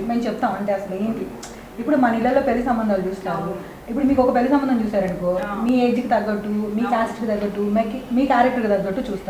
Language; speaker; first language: Telugu; native; Telugu